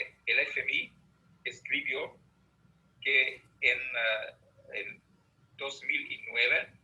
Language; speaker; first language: Spanish; non-native, fluent; German